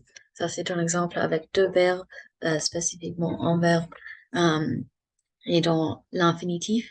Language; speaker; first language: French; non-native, learner; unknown